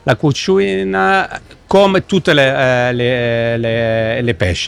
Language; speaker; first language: Italian; non-native, learner; English